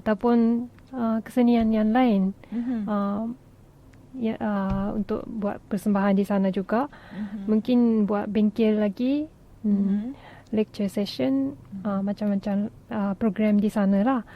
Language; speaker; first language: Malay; non-native, fluent; Japanese